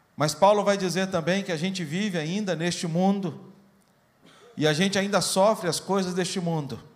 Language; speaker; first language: Portuguese; native; Portuguese